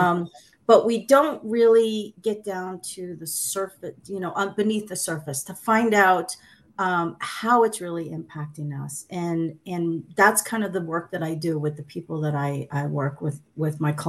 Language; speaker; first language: English; early bilingual, other home language; Sicilian